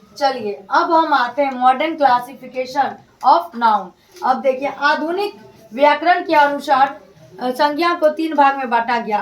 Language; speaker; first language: Hindi; native; Hindi